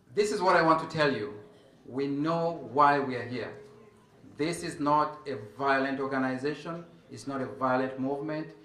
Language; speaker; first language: English; non-native, local second language; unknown